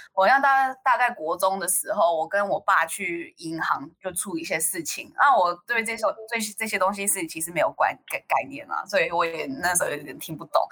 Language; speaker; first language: Chinese; native; Chinese